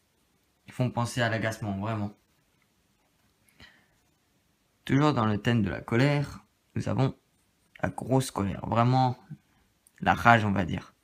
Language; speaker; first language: French; native; French